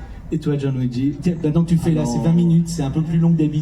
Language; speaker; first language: French; native; French